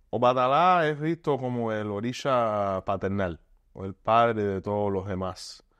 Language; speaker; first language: Spanish; early bilingual, heritage; Spanish